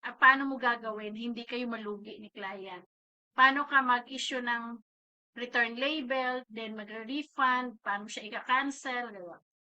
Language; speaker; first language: Filipino; native; Filipino